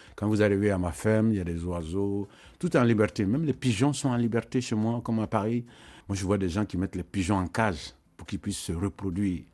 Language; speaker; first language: French; non-native, local second language; Mandingo